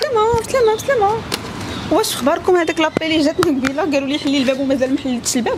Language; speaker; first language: Arabic; native; Arabic